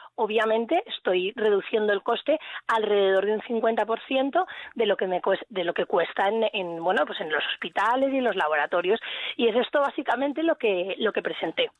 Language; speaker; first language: Spanish; native; Spanish